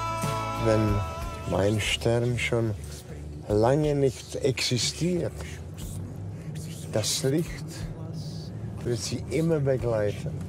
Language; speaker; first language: German; non-native, fluent; Czech